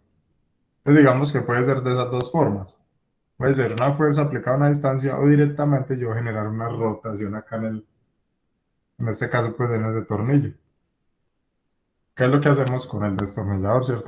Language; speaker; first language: Spanish; native; Spanish